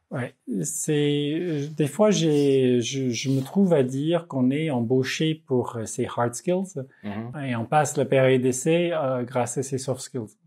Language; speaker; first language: French; non-native, fluent; Dutch